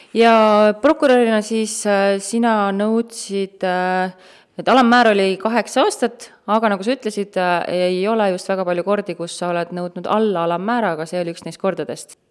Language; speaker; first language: Estonian; native; Estonian